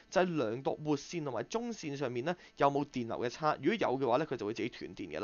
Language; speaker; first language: Cantonese; native; Cantonese